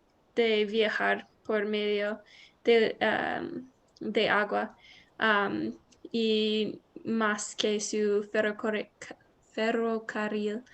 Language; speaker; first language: Spanish; non-native, learner; English